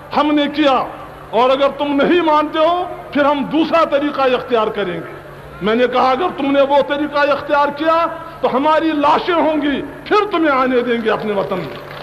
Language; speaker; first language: Urdu; non-native, local second language; Kashmiri